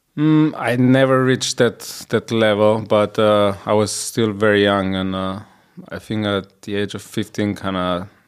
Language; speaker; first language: English; non-native, fluent; Slovenian